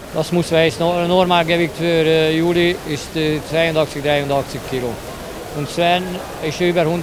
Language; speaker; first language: German; non-native, learner; Hungarian